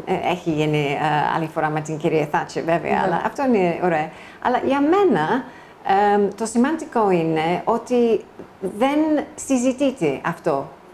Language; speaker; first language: Greek; non-native, fluent; English